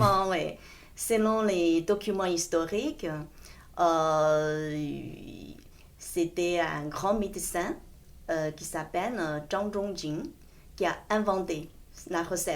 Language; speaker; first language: French; non-native, fluent; Chinese